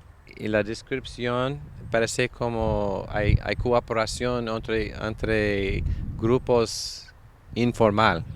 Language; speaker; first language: Spanish; non-native, fluent; English